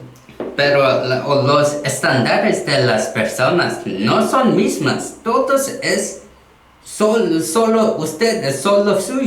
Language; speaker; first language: Spanish; non-native, learner; Korean